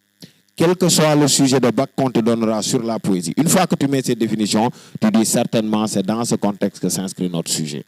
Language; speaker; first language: French; non-native, local second language; Wolof